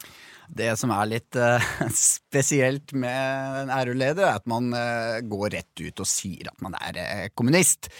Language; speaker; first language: Norwegian; native; Norwegian